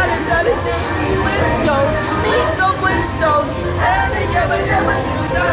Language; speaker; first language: English; native; English